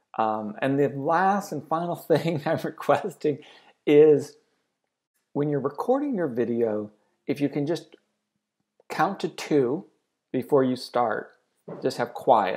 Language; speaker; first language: English; native; English